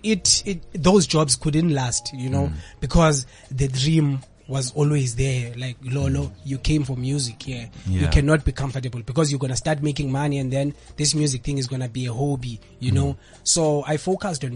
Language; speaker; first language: English; non-native, local second language; Xhosa